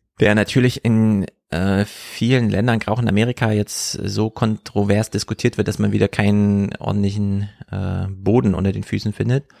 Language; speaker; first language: German; native; German